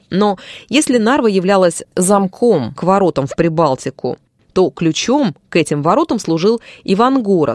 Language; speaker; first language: Russian; native; Russian